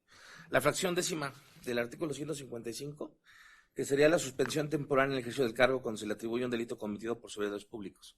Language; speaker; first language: Spanish; native; Spanish